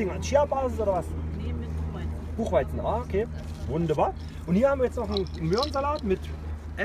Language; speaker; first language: German; native; German